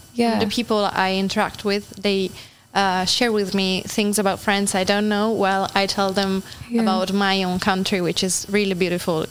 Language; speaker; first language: English; non-native, fluent; Italian